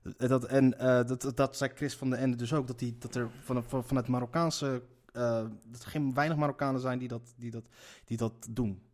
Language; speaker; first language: Dutch; early bilingual, other home language; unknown